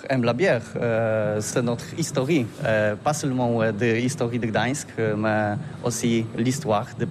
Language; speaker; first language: French; non-native, learner; Polish